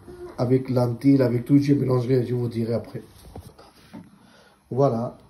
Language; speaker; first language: French; non-native, learner; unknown